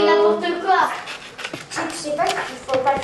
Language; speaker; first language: French; non-native, learner; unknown